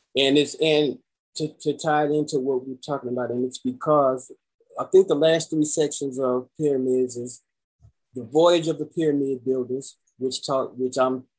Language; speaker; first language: English; native; English